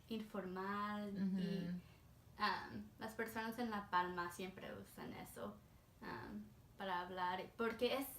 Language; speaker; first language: Spanish; early bilingual, heritage; Spanish